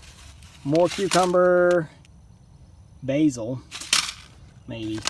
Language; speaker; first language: English; native; English